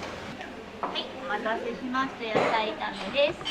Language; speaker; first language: Japanese; native; Japanese